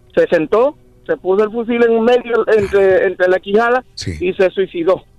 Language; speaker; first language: Spanish; native; Spanish